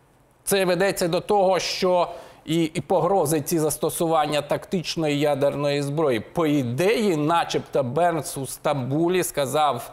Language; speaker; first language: Ukrainian; native; Ukrainian